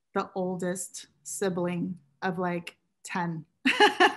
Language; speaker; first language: English; native; English